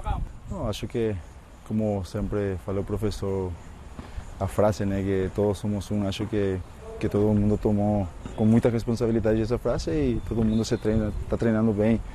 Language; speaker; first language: Portuguese; non-native, fluent; Spanish